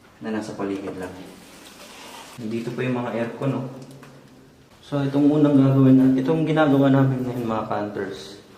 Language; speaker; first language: Filipino; non-native, local second language; Cebuano